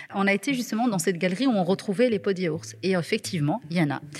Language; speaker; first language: French; non-native, local second language; Arabic